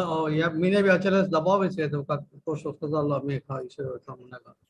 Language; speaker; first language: Russian; native; Russian